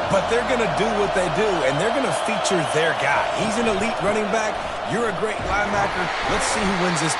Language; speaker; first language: English; native; English